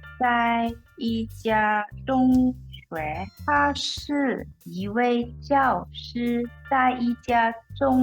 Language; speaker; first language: Chinese; non-native, learner; English